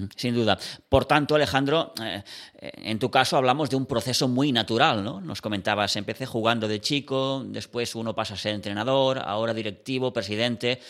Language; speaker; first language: Spanish; non-native, local second language; Catalan